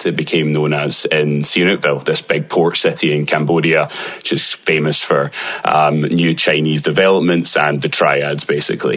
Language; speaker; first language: English; native; English